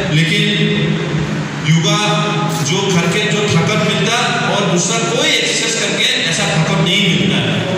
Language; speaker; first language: Hindi; non-native, local second language; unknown